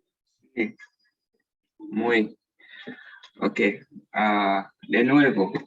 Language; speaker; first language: Spanish; non-native, learner; English